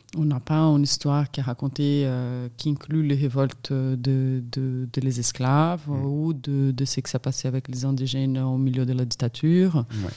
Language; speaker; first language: French; non-native, fluent; Portuguese